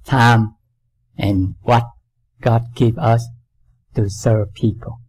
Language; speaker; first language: English; non-native, learner; Vietnamese